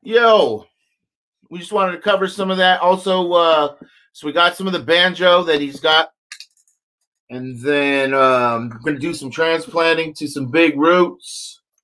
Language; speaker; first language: English; native; English